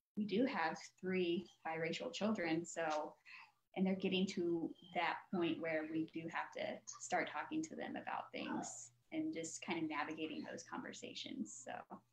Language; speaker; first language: English; native; English